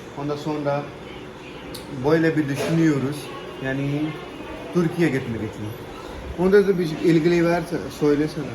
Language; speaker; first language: Turkish; non-native, learner; Punjabi